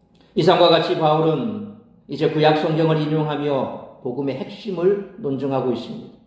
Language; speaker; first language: Korean; native; Korean